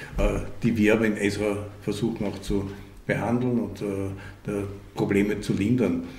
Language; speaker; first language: German; early bilingual, other home language; Hungarian